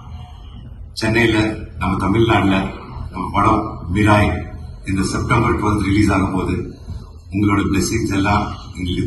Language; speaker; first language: Tamil; non-native, local second language; Telugu